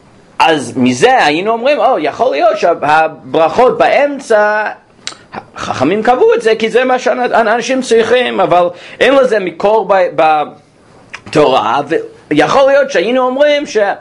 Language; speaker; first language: Hebrew; non-native, fluent; English